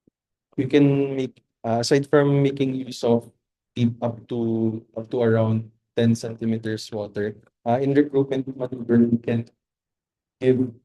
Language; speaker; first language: English; non-native, local second language; Filipino